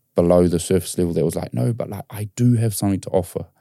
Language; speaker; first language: English; native; English